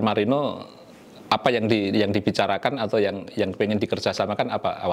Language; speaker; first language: Indonesian; native; Indonesian